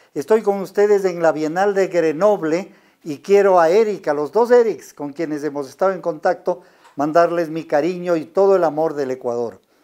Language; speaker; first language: Spanish; native; Spanish